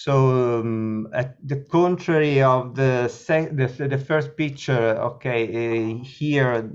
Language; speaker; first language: English; non-native, learner; Italian